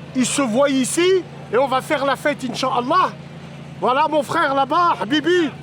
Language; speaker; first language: French; early bilingual, other home language; Arabic